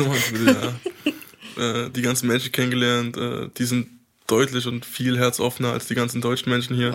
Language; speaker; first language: German; native; German